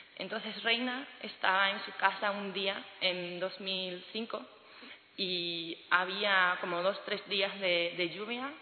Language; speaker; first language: Spanish; non-native, fluent; English